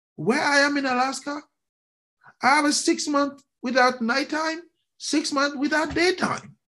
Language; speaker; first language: English; non-native, fluent; French